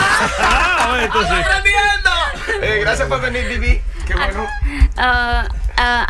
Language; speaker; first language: Spanish; native; Spanish